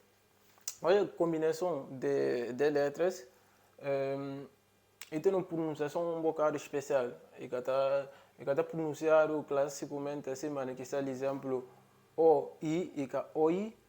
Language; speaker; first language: Portuguese; non-native, local second language; Upper Guinea Crioulo